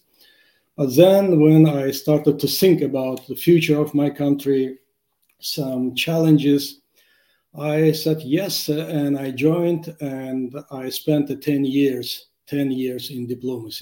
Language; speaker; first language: English; non-native, fluent; Uzbek